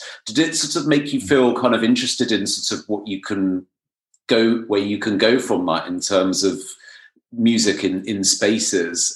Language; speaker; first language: English; native; English